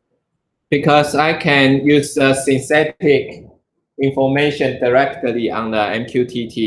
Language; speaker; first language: English; non-native, learner; Chinese